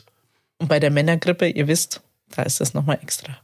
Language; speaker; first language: German; native; German